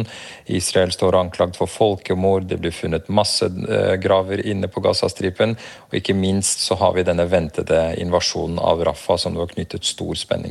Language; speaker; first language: Norwegian; native; Norwegian